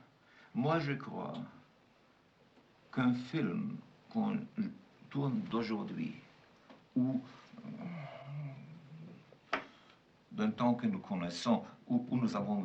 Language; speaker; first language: French; non-native, fluent; German